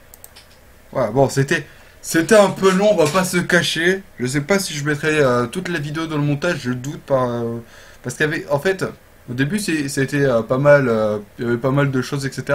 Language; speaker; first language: French; native; French